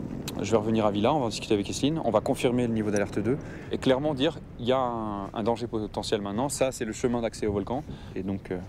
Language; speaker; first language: French; native; French